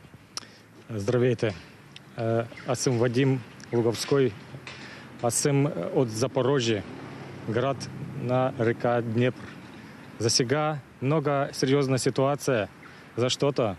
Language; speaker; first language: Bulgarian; non-native, learner; Ukrainian